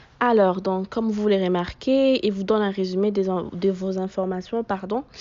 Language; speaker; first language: French; native; French